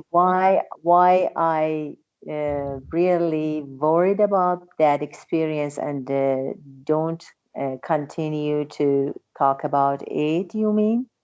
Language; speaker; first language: English; non-native, learner; Persian